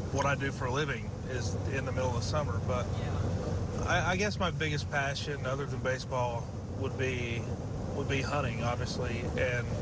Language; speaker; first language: English; native; English